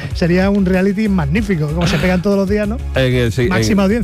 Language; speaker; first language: Spanish; native; Spanish